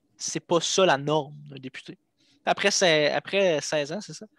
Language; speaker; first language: French; native; French